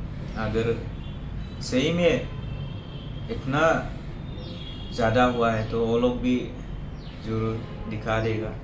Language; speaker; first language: Hindi; non-native, local second language; Bodo